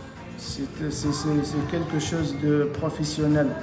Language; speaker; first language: French; non-native, local second language; Arabic